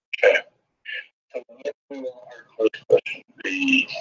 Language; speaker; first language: English; native; English